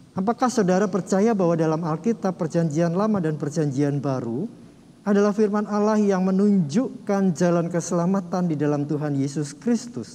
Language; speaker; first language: Indonesian; native; Indonesian